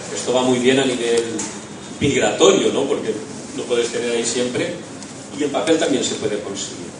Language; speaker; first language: Spanish; non-native, local second language; Catalan